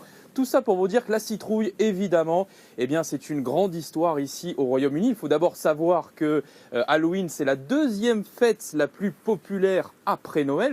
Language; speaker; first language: French; native; French